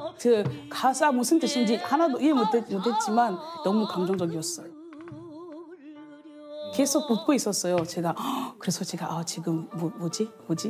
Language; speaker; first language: Korean; non-native, learner; French